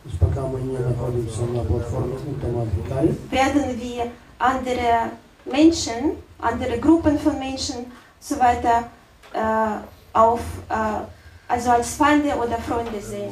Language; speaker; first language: German; non-native, learner; Russian